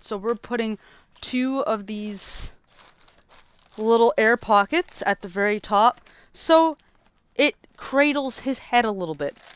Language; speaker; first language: English; native; English